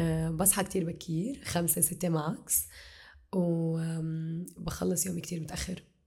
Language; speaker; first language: Arabic; native; Arabic